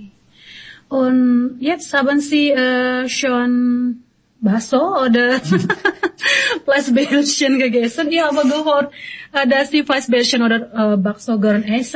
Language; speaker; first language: German; non-native, learner; Indonesian